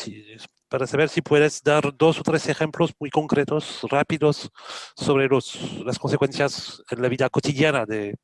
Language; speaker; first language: Spanish; non-native, fluent; French